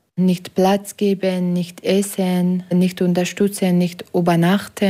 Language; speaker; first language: German; non-native, learner; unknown